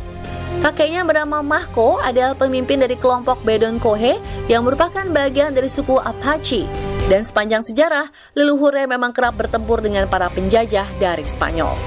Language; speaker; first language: Indonesian; native; Indonesian